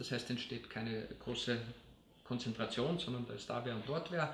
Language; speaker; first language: German; native; German